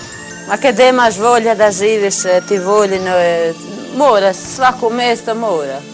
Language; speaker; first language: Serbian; non-native, learner; Albanian